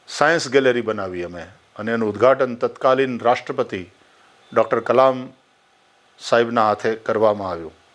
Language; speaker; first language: Gujarati; native; Gujarati